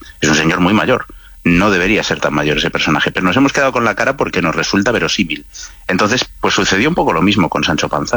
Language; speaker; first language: Spanish; native; Spanish